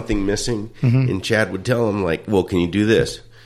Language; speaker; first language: English; native; English